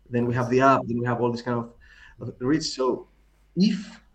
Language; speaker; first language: English; non-native, fluent; Greek